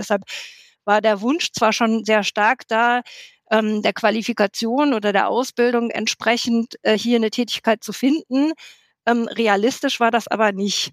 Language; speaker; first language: German; native; German